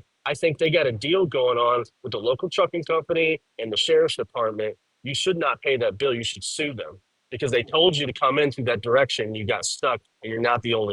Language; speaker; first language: English; native; English